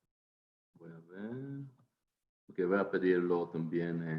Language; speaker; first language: Spanish; non-native, fluent; Hebrew